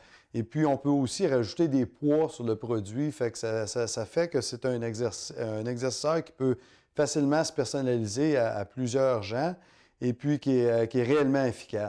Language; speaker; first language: French; native; French